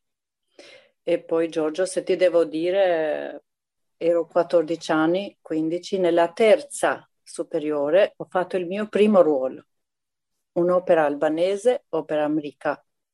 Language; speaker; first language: Italian; non-native, fluent; Albanian